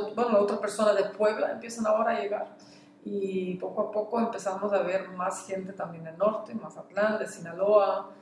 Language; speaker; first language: Spanish; non-native, fluent; Dutch